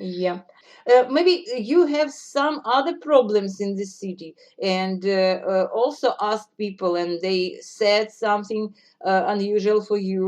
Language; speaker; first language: English; non-native, fluent; Russian